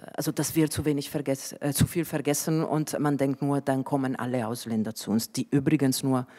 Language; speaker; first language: German; non-native, fluent; Italian